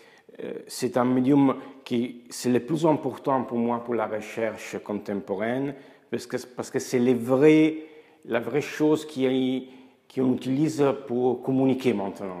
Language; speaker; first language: French; non-native, fluent; Italian